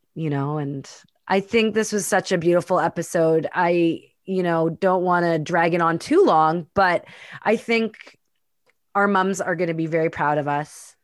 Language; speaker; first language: English; native; English